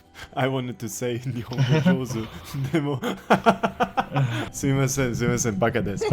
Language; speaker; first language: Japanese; non-native, learner; English